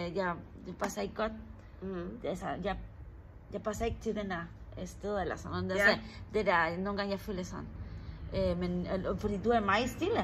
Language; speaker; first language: Danish; non-native, learner; Spanish